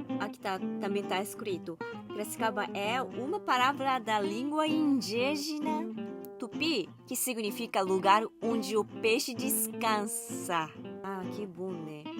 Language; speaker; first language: Portuguese; non-native, learner; Japanese